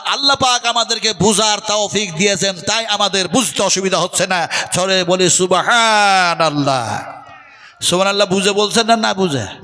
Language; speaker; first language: Bangla; non-native, local second language; Urdu